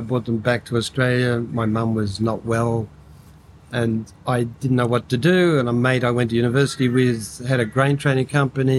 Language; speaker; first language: English; native; English